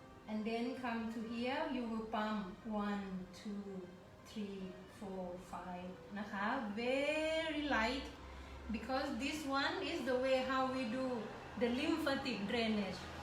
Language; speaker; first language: English; non-native, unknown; Thai